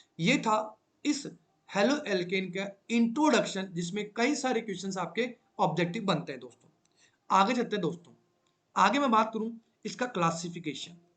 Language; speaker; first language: Hindi; native; Hindi